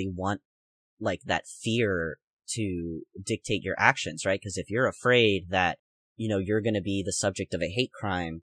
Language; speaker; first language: English; native; English